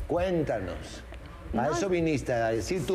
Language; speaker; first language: Spanish; native; Spanish